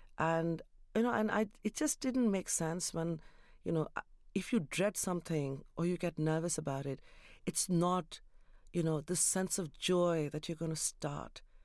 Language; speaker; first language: English; non-native, local second language; Urdu